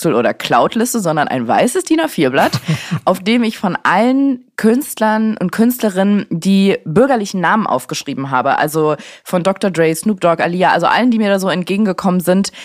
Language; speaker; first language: German; native; German